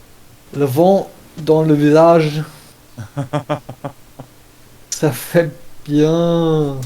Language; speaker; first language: French; non-native, learner; German